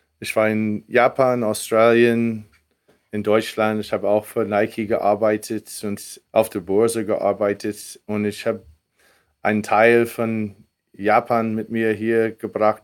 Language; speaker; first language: German; non-native, fluent; English